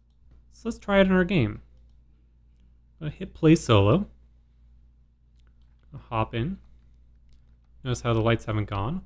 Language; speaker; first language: English; native; English